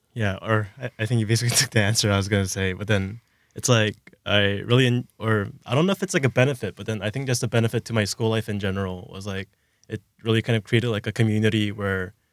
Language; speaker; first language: English; early bilingual, other home language; Korean